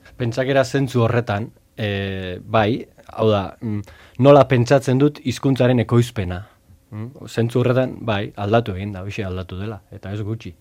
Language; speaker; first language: Basque; native; Basque